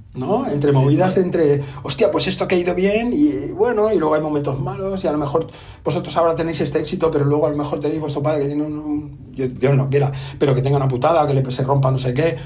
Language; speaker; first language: Spanish; native; Spanish